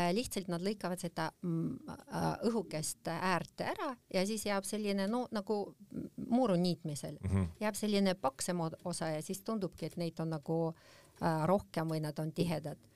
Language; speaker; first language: Estonian; non-native, local second language; Russian